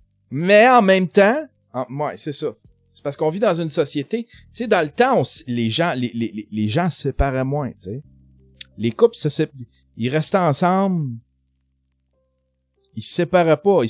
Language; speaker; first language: French; native; French